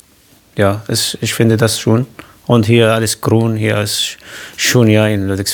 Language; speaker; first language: German; non-native, learner; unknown